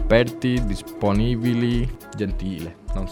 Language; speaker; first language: Italian; non-native, learner; Spanish